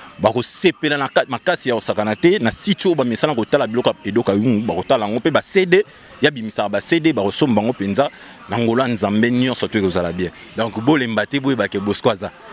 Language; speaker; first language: Lingala; native; Lingala